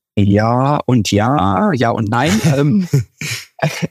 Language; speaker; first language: German; native; German